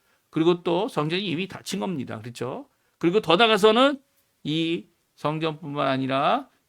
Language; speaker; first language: Korean; native; Korean